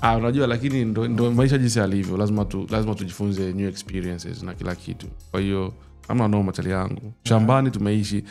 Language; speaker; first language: Swahili; native; Swahili